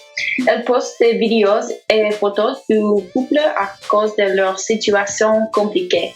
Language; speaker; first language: French; non-native, learner; English